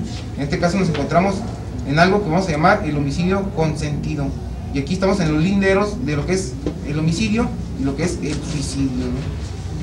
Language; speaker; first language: Spanish; native; Spanish